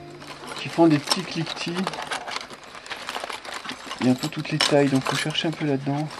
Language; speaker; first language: French; native; French